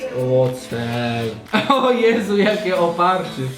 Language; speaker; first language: Polish; non-native, fluent; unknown